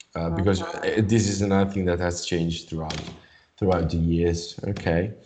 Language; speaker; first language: English; non-native, fluent; Italian